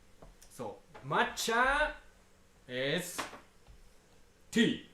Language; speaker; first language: English; non-native, learner; Japanese